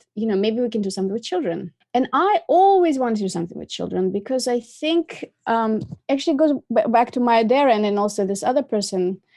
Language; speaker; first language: English; non-native, fluent; Russian